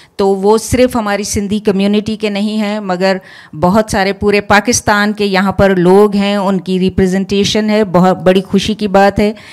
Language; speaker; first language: Urdu; non-native, local second language; Sindhi